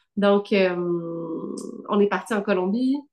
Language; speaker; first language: French; native; French